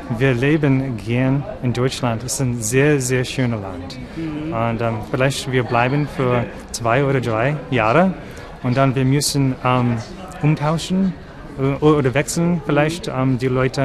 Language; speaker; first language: German; non-native, learner; English